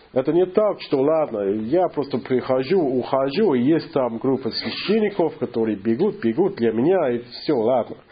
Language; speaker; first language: Russian; non-native, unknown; English